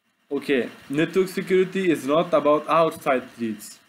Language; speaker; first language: English; non-native, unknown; Persian